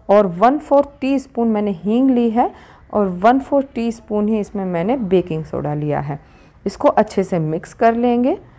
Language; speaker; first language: Hindi; native; Hindi